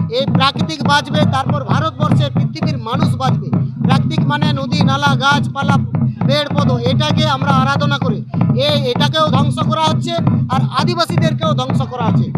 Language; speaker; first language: Bangla; non-native, local second language; Santali